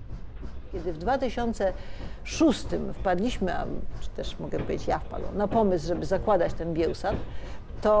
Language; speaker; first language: Polish; native; Polish